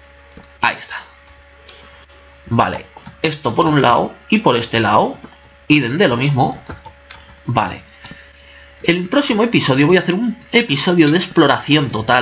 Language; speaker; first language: Spanish; native; Spanish